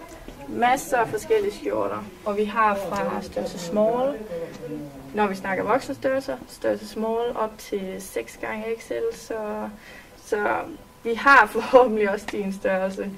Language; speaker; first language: Danish; native; Danish